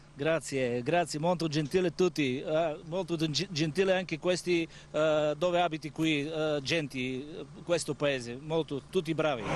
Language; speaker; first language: Italian; non-native, learner; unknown